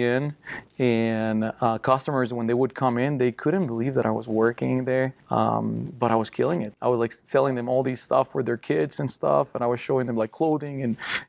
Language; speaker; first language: English; non-native, fluent; Spanish